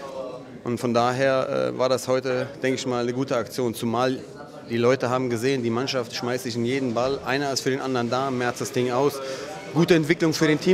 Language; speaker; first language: German; native; German